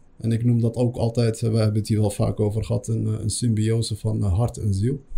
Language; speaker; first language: Dutch; early bilingual, other home language; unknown